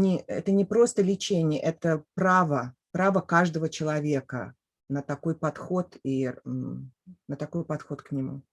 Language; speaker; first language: Russian; native; Russian